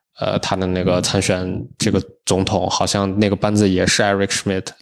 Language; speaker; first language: Chinese; native; Chinese